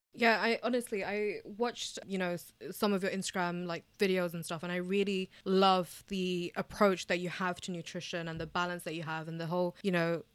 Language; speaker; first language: English; early bilingual, other home language; Bangla